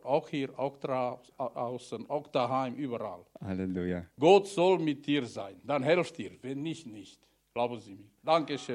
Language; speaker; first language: German; non-native, learner; Romanian